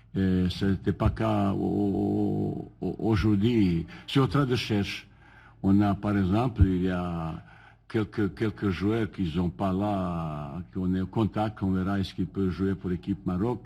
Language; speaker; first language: French; non-native, fluent; Bosnian